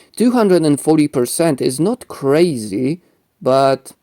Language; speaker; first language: English; non-native, fluent; Polish